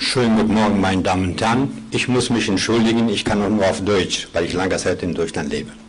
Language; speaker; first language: German; non-native, fluent; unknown